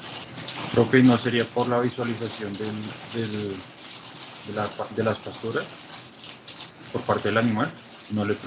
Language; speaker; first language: Spanish; native; Spanish